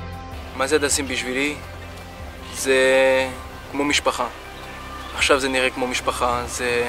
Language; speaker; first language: Hebrew; non-native, fluent; French